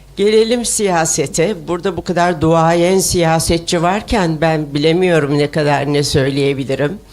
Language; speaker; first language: Turkish; early bilingual, other home language; Uyghur